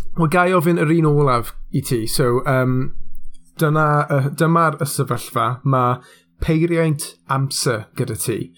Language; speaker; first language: Welsh; non-native, local second language; English